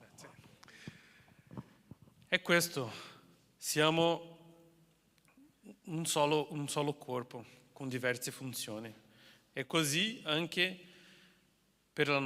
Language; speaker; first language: Italian; non-native, fluent; Portuguese